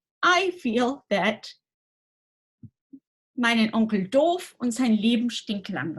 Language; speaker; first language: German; non-native, fluent; English